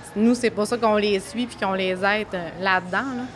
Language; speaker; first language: French; native; French